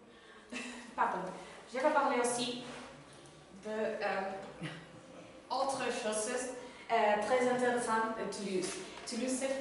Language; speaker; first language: French; non-native, learner; Spanish